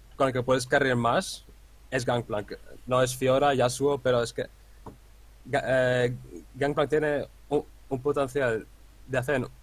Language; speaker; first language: Spanish; non-native, fluent; Dutch